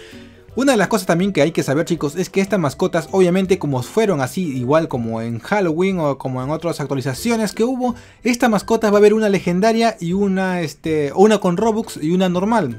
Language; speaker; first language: Spanish; native; Spanish